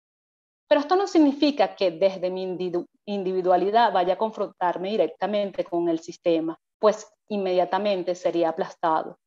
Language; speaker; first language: Spanish; native; Spanish